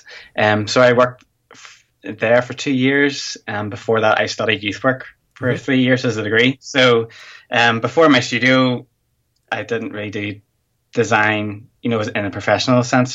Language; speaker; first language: English; native; English